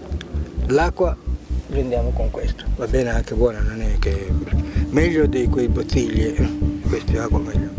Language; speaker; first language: Italian; non-native, fluent; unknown